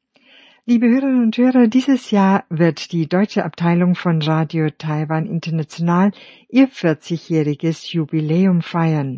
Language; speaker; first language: German; native; German